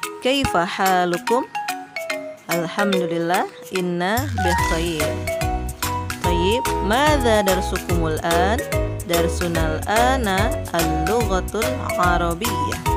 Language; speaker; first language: Arabic; non-native, fluent; Indonesian